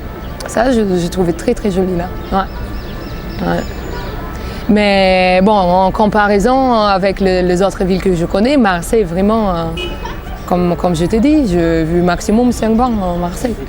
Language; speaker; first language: French; non-native, fluent; Bulgarian